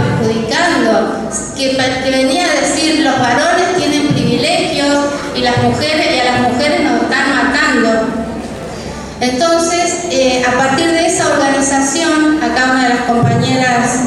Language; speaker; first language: Spanish; native; Spanish